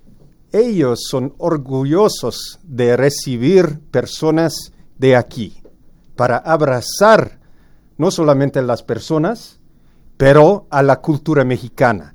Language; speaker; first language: Spanish; non-native, fluent; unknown